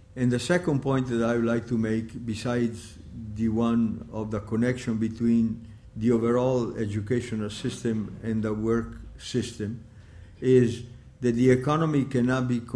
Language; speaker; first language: English; non-native, fluent; Italian